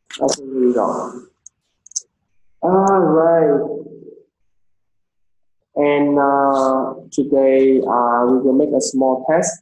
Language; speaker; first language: English; non-native, learner; Vietnamese